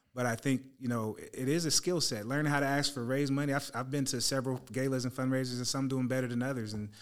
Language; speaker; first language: English; native; English